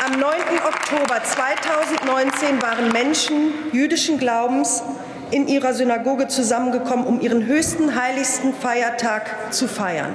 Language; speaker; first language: German; native; German